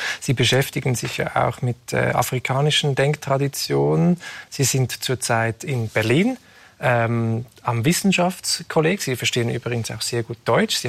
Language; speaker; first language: German; native; German